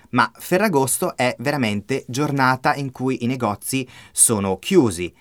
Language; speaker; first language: Italian; native; Italian